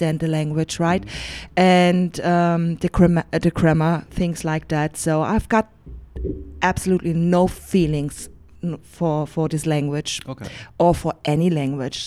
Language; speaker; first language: English; non-native, fluent; German